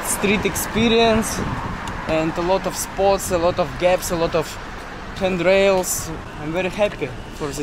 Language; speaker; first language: English; non-native, learner; Russian